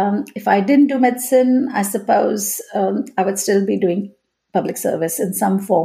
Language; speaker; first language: English; non-native, local second language; Hindi